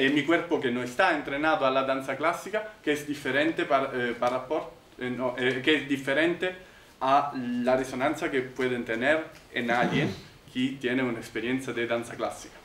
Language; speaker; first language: Spanish; non-native, fluent; Italian